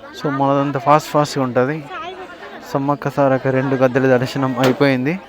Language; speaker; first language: Telugu; native; Telugu